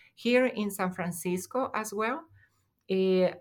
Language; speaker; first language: English; non-native, fluent; Spanish